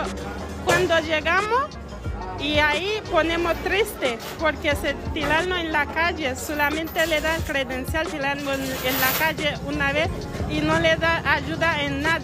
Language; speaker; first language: Spanish; non-native, learner; Haitian Creole